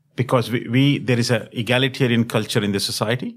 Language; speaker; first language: English; non-native, local second language; Hindi